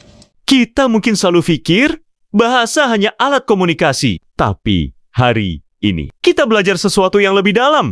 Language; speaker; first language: Malay; native; Malay